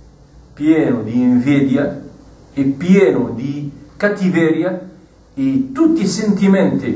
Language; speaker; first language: Italian; non-native, fluent; Arabic